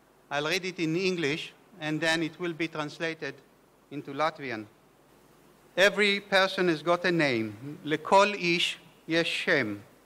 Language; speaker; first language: English; non-native, fluent; Hebrew